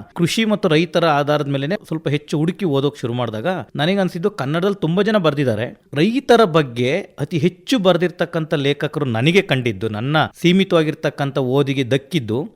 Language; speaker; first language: Kannada; native; Kannada